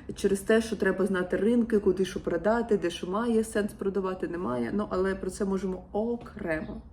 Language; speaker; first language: Ukrainian; non-native, local second language; Russian